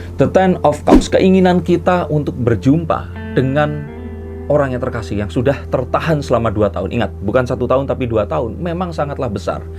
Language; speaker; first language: Indonesian; native; Indonesian